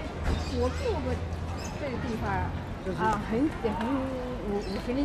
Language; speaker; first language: Chinese; non-native, local second language; Japanese